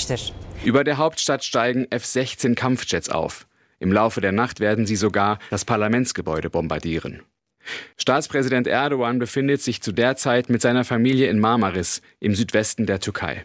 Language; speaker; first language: German; native; German